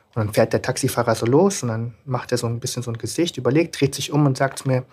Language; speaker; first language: German; native; German